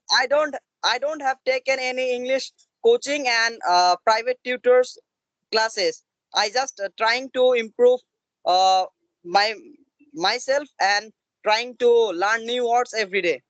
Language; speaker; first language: English; non-native, learner; Assamese